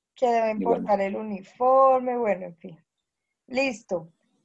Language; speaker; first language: Spanish; native; Spanish